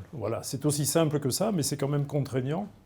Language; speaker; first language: French; native; French